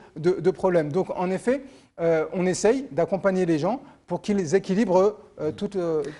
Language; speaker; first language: French; native; French